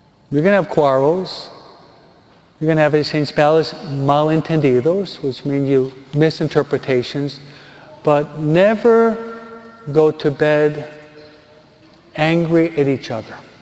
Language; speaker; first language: English; native; English